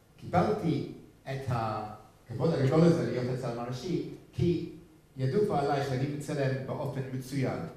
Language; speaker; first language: Hebrew; non-native, fluent; English